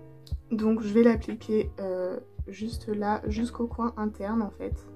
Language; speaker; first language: French; native; French